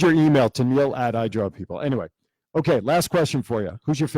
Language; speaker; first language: English; native; English